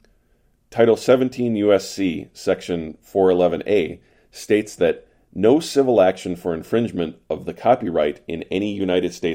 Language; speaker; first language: English; native; English